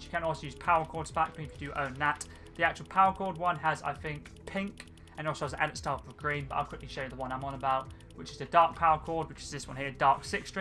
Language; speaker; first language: English; native; English